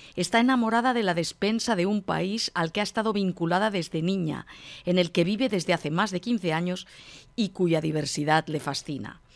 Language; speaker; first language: Spanish; native; Spanish